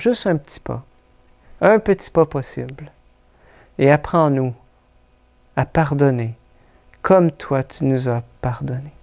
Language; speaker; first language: French; native; French